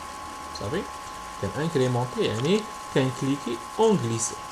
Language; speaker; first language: Arabic; native; Arabic